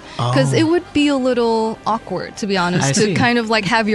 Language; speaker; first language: English; non-native, local second language; Chinese